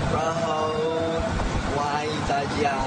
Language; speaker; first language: Chinese; non-native, learner; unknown